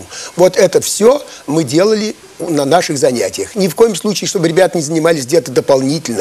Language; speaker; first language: Russian; native; Russian